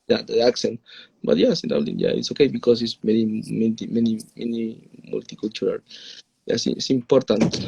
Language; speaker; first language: English; non-native, learner; Spanish